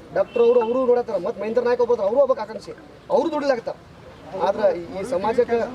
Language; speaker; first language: Kannada; non-native, local second language; Lambadi